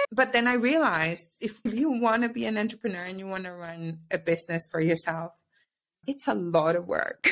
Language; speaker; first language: English; non-native, fluent; Spanish